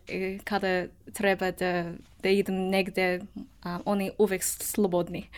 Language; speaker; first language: Serbian; non-native, learner; English